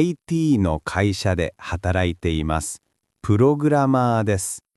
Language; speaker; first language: Japanese; non-native, learner; English